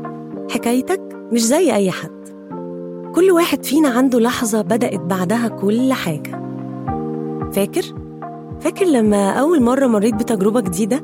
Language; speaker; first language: Arabic; native; Arabic